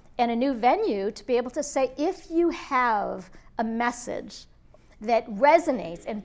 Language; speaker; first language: English; native; English